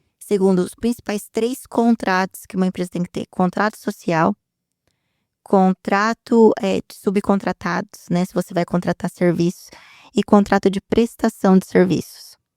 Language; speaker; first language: Portuguese; native; Portuguese